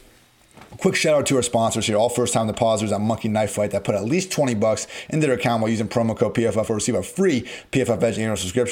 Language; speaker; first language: English; native; English